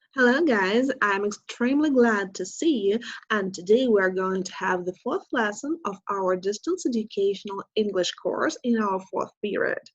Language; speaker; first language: English; non-native, fluent; Russian